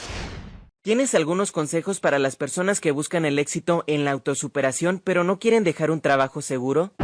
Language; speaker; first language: Spanish; native; Spanish